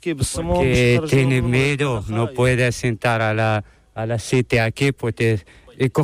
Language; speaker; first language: Spanish; non-native, learner; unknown